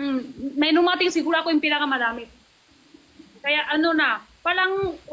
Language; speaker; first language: Filipino; non-native, learner; Chinese